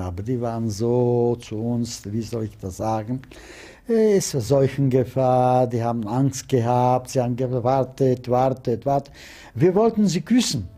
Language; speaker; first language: German; non-native, fluent; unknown